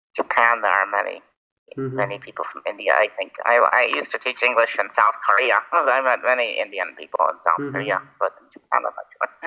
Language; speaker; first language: English; native; English